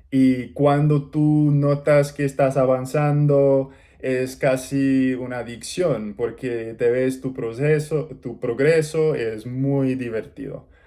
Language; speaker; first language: Spanish; non-native, learner; English